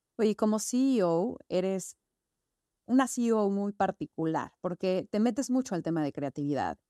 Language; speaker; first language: Spanish; native; Spanish